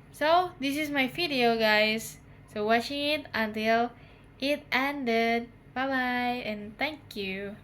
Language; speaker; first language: English; non-native, learner; Indonesian